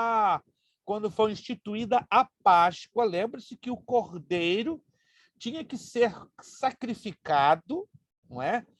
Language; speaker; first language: Portuguese; native; Portuguese